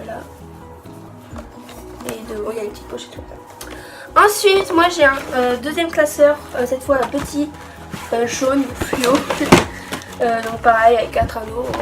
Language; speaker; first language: French; native; French